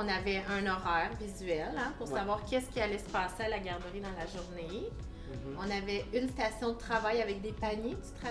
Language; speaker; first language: French; native; French